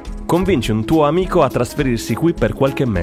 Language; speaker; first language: Italian; native; Italian